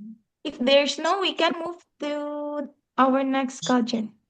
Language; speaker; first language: English; non-native, fluent; Indonesian